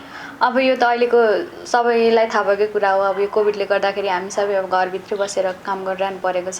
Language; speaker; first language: Nepali; native; Nepali